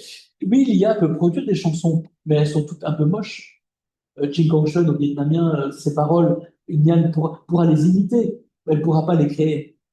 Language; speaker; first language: French; native; French